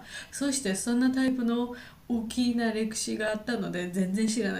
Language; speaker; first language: Japanese; non-native, learner; Georgian